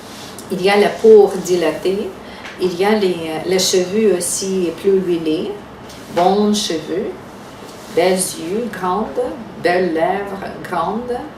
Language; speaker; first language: French; non-native, fluent; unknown